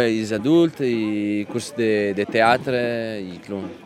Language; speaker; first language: French; non-native, learner; Italian